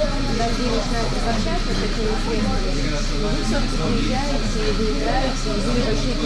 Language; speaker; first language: Russian; native; Russian